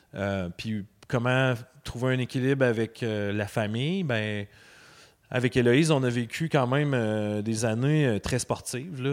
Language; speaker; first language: French; native; French